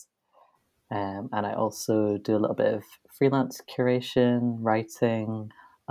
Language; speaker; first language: English; native; English